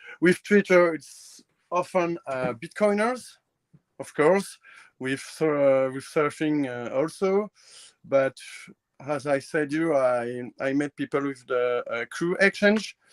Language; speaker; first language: English; non-native, learner; French